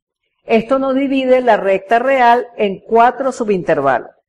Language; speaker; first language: Spanish; native; Spanish